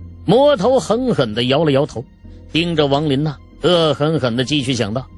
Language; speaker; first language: Chinese; native; Chinese